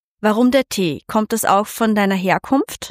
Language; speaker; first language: German; native; German